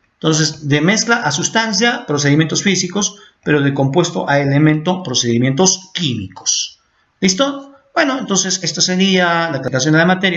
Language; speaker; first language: Spanish; native; Spanish